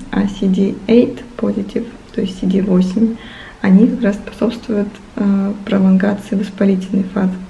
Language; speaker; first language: Russian; native; Russian